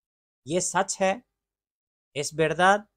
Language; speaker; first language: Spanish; non-native, learner; Urdu